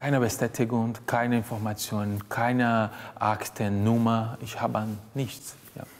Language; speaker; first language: German; non-native, fluent; Portuguese